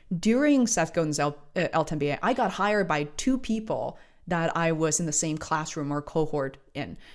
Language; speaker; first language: English; non-native, fluent; Chinese